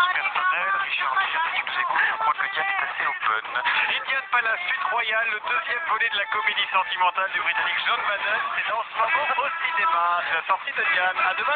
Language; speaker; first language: French; native; French